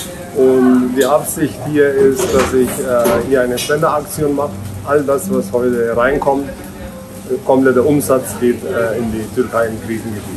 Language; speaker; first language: German; early bilingual, other home language; Turkish